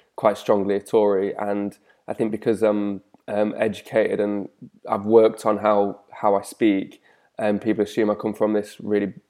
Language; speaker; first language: English; native; English